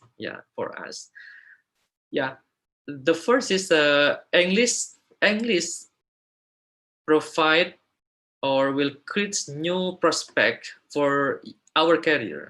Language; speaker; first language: English; non-native, fluent; Indonesian